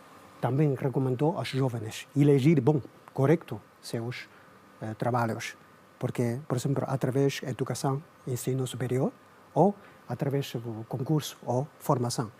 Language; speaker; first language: Portuguese; non-native, learner; Chinese